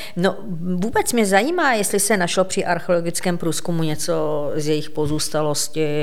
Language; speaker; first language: Czech; native; Czech